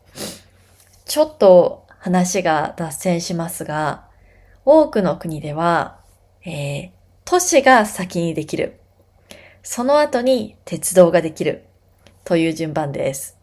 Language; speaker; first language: Japanese; native; Japanese